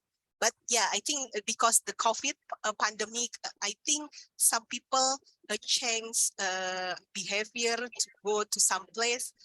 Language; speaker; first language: English; non-native, learner; Indonesian